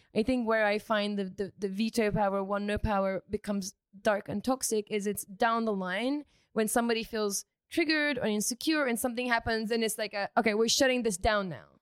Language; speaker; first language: English; native; English